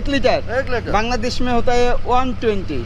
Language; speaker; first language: Hindi; non-native, learner; Bangla